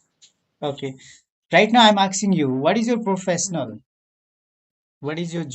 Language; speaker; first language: English; non-native, learner; Nepali